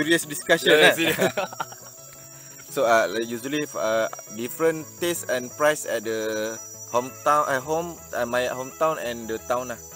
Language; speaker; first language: English; non-native, learner; Malay